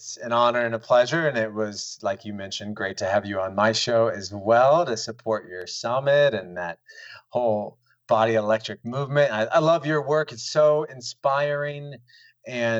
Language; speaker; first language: English; native; English